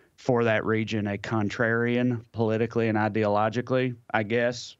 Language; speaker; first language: English; native; English